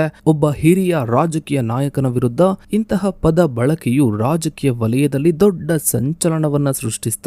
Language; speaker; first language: Kannada; native; Kannada